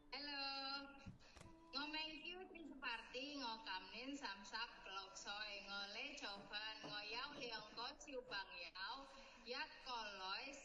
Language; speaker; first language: Cantonese; non-native, learner; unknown